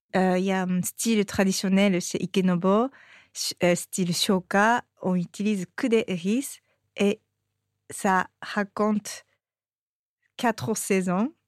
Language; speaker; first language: French; non-native, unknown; Japanese